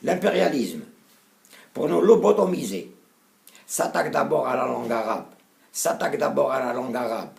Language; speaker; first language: French; non-native, local second language; Arabic